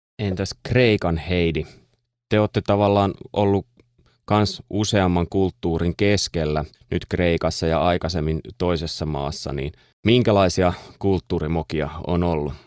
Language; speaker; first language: Finnish; native; Finnish